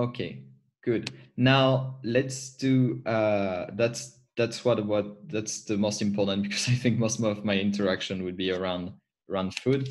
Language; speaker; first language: English; non-native, fluent; French